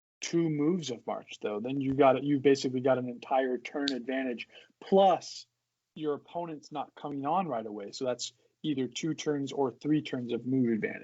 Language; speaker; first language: English; native; English